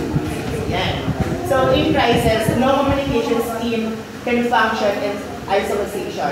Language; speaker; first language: English; non-native, local second language; Filipino